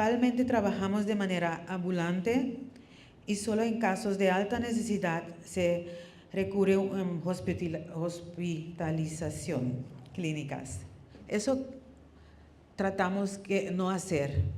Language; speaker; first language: Spanish; non-native, fluent; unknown